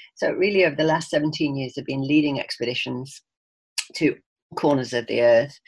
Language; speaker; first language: English; native; English